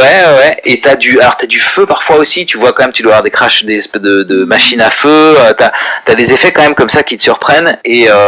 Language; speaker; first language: French; native; French